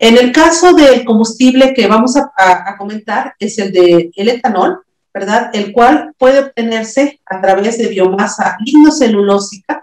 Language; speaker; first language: Spanish; native; Spanish